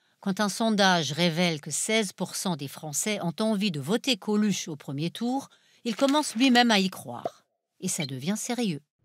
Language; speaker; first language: French; non-native, fluent; German